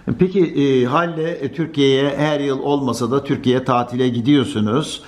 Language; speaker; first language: Turkish; native; Turkish